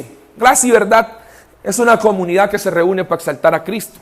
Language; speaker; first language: Spanish; native; Spanish